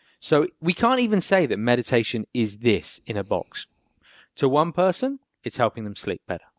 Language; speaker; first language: English; native; English